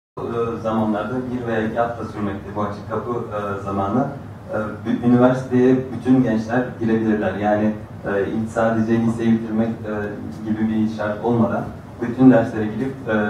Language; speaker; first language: Turkish; early bilingual, other home language; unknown